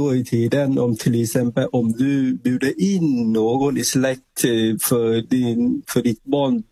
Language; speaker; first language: Swedish; non-native, fluent; Vietnamese